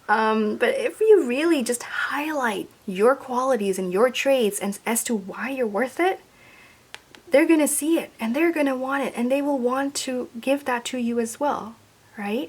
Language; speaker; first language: English; native; English